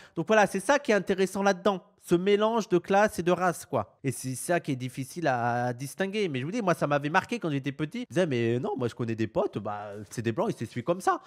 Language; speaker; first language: French; native; French